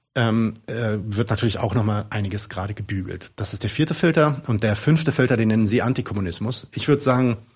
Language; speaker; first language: German; early bilingual, other home language; Arabic